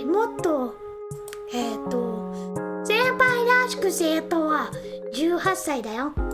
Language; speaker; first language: Japanese; non-native, learner; English